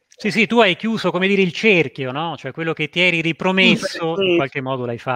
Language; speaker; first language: Italian; native; Italian